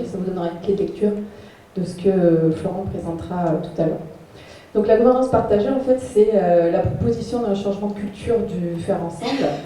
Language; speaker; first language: French; native; French